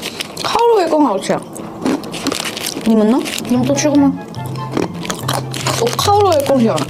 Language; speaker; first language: Chinese; non-native, learner; Korean